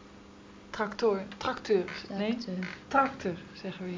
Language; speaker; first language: Dutch; native; Dutch